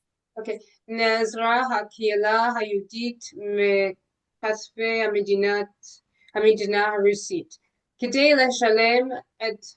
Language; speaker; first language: Hebrew; non-native, learner; English